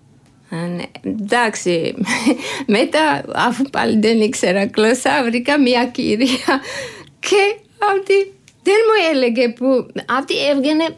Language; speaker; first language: Greek; non-native, learner; Georgian